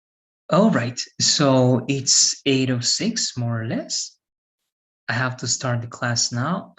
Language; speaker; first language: English; non-native, fluent; Spanish